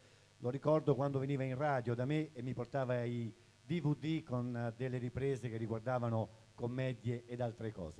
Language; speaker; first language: Italian; native; Italian